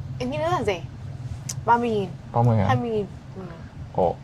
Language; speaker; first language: Korean; non-native, learner; Vietnamese